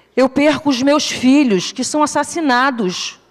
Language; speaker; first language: Portuguese; native; Portuguese